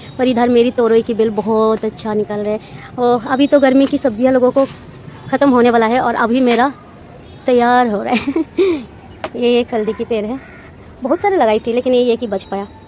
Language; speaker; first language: Hindi; non-native, local second language; Bangla